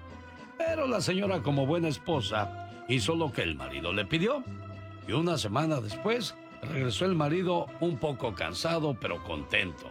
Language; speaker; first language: Spanish; native; Spanish